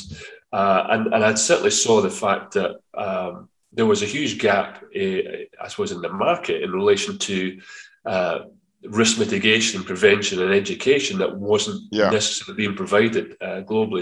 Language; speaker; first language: English; native; English